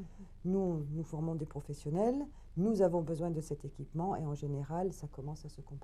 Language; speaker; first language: French; native; French